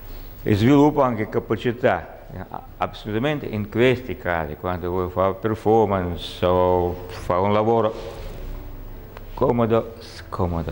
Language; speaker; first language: Italian; non-native, learner; Russian